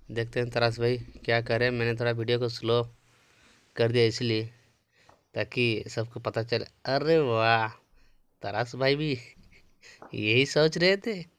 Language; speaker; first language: Hindi; non-native, local second language; Odia